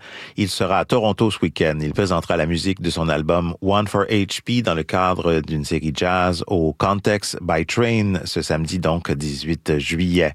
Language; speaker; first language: French; native; French